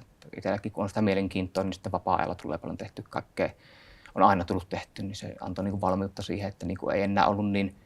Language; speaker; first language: Finnish; native; Finnish